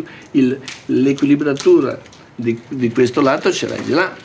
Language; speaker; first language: Italian; native; Italian